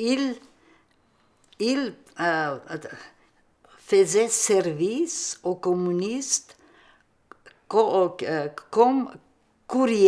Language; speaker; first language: French; non-native, local second language; Macedonian